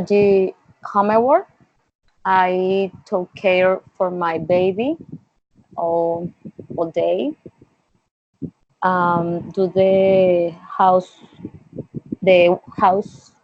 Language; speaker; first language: English; non-native, learner; Spanish